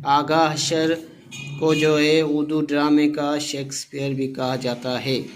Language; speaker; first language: Urdu; non-native, local second language; Sindhi